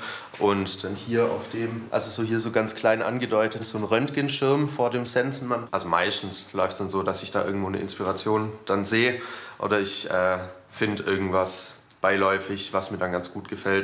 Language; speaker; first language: German; native; German